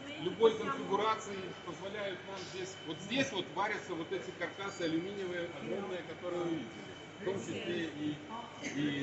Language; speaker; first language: Russian; native; Russian